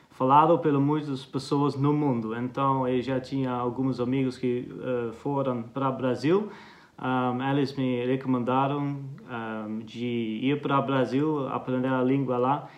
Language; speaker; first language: Portuguese; non-native, fluent; Dutch